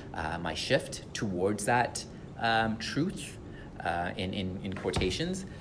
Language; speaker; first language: English; non-native, local second language; Tamil